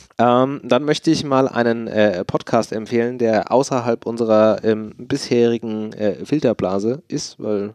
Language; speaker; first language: German; native; German